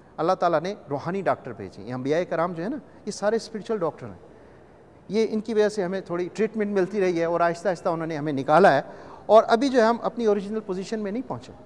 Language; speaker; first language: Urdu; non-native, local second language; Punjabi